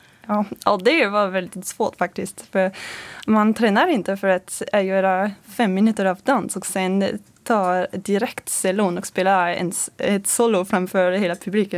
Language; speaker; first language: Swedish; non-native, fluent; French